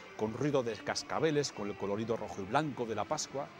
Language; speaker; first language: Spanish; native; Spanish